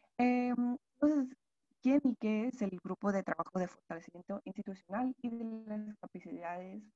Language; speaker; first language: Spanish; non-native, fluent; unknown